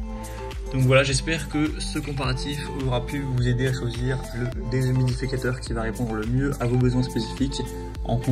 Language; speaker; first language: French; native; French